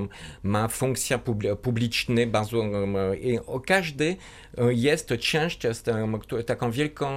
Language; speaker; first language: Polish; non-native, fluent; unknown